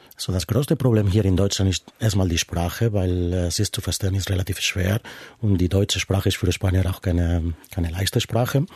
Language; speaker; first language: German; non-native, fluent; Spanish